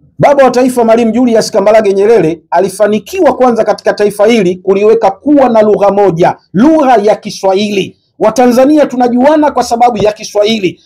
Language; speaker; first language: Swahili; native; Swahili